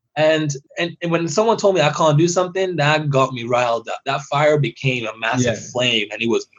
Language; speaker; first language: English; early bilingual, other home language; Persian